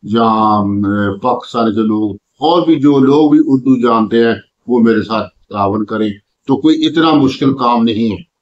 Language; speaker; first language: Urdu; non-native, local second language; Punjabi